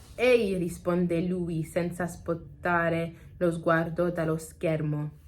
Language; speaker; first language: Italian; non-native, learner; English